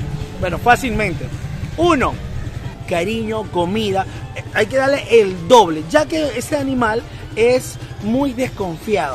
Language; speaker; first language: Spanish; native; Spanish